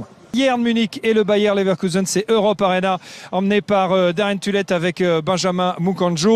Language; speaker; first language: French; native; French